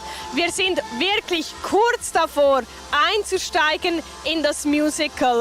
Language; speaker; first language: German; native; German